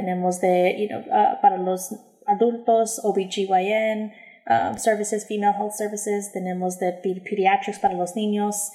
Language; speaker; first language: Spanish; early bilingual, heritage; English